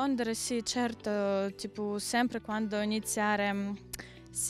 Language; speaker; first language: Italian; non-native, learner; Ukrainian